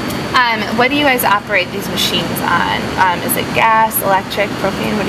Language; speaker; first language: English; native; English